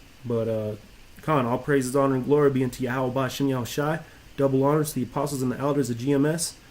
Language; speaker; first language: English; native; English